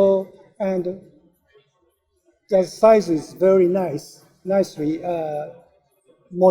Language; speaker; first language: English; non-native, learner; Japanese